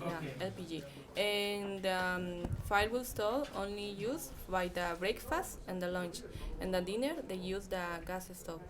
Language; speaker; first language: English; non-native, fluent; Spanish